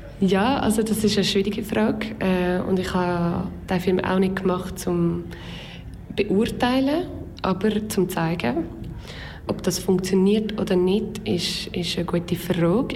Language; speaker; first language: German; non-native, local second language; French